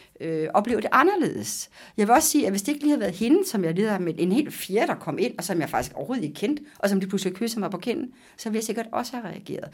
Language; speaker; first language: Danish; native; Danish